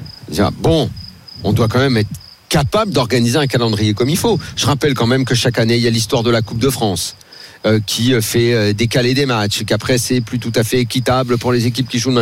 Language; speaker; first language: French; native; French